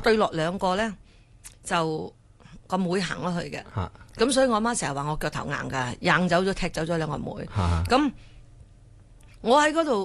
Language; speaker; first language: Cantonese; early bilingual, heritage; Cantonese